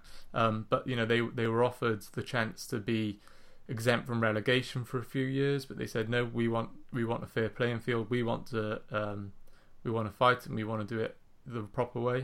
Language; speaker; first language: English; native; English